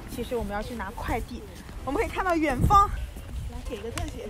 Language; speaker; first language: Chinese; native; Chinese